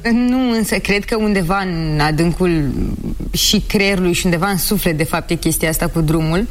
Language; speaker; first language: Romanian; non-native, local second language; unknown